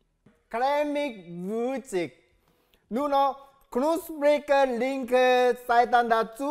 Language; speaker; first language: German; non-native, learner; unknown